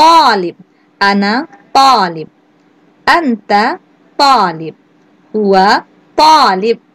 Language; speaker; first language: Arabic; non-native, learner; Indonesian